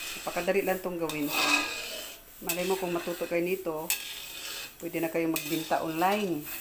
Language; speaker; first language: Filipino; non-native, local second language; Cebuano